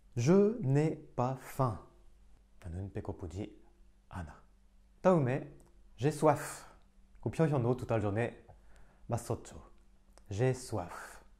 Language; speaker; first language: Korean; non-native, fluent; French